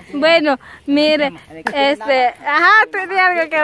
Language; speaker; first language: Spanish; native; Spanish